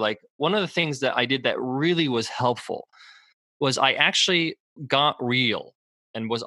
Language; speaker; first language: English; native; English